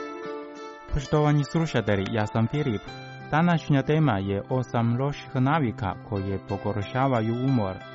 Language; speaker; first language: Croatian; non-native, fluent; Chinese